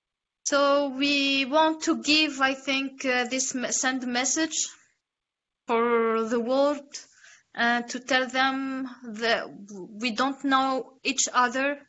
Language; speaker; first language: English; non-native, learner; Arabic